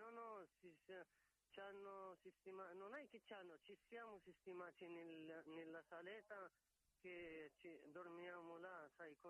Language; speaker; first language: Italian; non-native, fluent; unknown